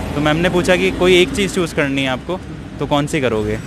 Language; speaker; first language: Hindi; native; Hindi